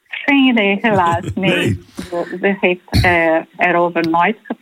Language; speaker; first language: Dutch; non-native, fluent; Portuguese